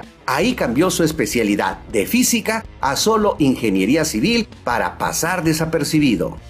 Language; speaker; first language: Spanish; native; Spanish